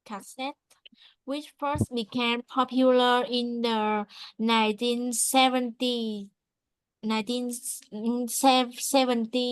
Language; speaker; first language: English; non-native, learner; Vietnamese